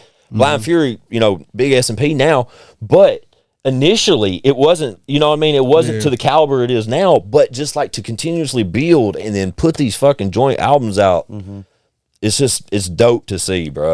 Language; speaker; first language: English; native; English